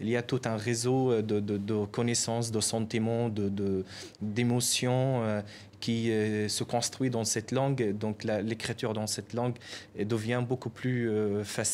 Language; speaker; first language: French; non-native, fluent; Arabic